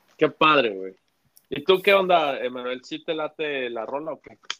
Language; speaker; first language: Spanish; native; Spanish